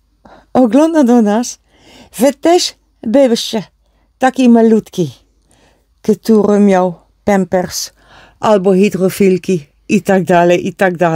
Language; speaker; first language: Polish; non-native, learner; Dutch